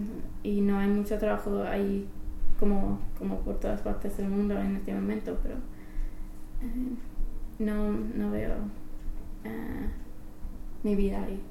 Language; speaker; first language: Spanish; non-native, learner; English